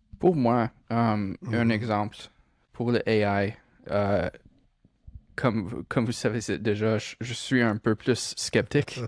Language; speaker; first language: French; non-native, local second language; English